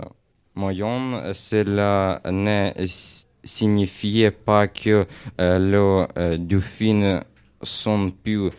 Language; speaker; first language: French; non-native, learner; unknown